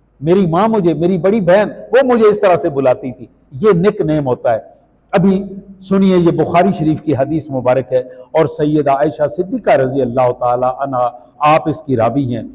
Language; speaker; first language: Urdu; non-native, local second language; Punjabi